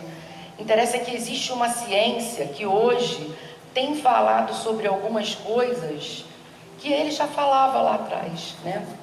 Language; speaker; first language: Portuguese; native; Portuguese